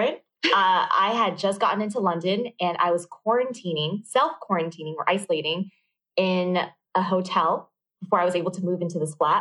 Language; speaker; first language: English; early bilingual, other home language; Vietnamese